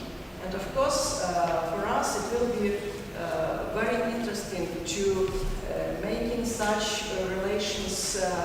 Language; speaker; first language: English; non-native, learner; Ukrainian